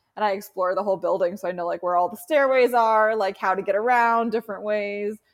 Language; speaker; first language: English; native; English